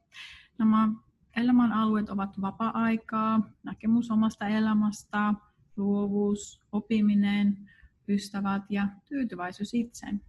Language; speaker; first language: Finnish; non-native, fluent; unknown